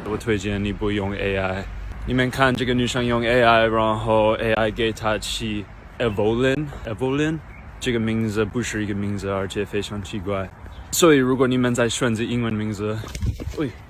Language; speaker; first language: Chinese; non-native, fluent; English